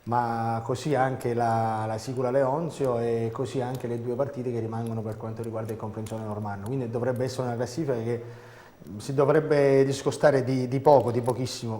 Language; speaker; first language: Italian; native; Italian